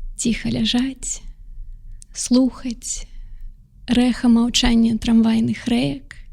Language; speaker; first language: Belarusian; non-native, local second language; Russian